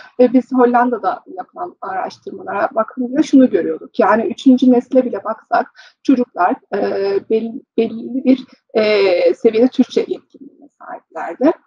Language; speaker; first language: Turkish; early bilingual, heritage; Turkish